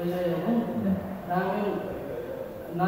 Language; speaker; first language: Korean; non-native, learner; Nepali